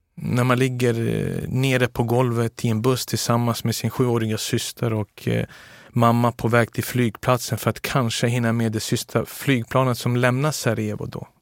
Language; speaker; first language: Swedish; early bilingual, other home language; Serbian